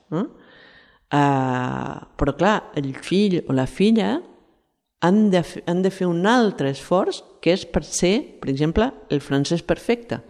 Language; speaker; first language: Catalan; non-native, fluent; Spanish